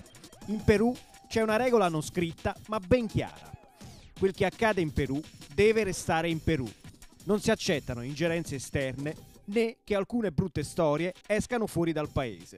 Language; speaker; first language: Italian; native; Italian